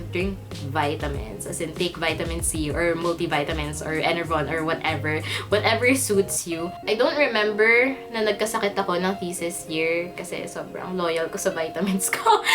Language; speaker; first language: Filipino; native; Filipino